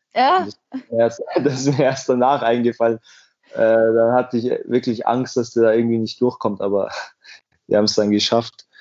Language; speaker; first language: German; native; German